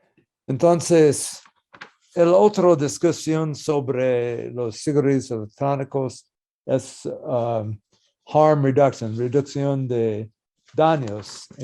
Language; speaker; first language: Spanish; non-native, learner; English